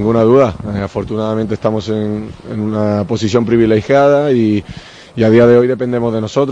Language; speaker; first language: Spanish; native; Spanish